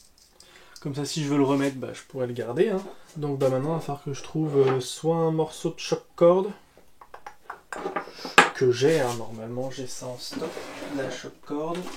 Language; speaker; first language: French; native; French